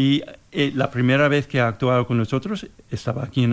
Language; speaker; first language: Spanish; non-native, fluent; English